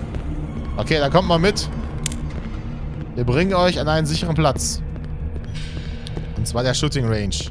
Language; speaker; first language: German; native; German